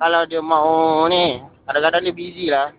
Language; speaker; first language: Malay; non-native, local second language; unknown